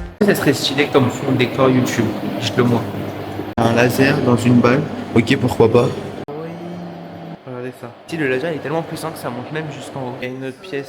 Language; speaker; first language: French; native; French